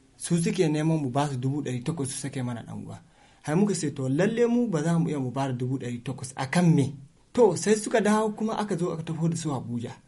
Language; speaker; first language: Hausa; non-native, local second language; Fula